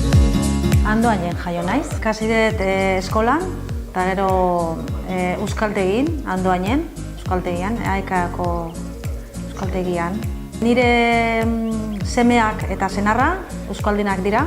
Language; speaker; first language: Basque; non-native, local second language; Spanish